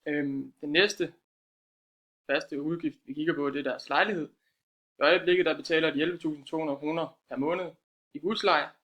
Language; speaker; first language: Danish; native; Danish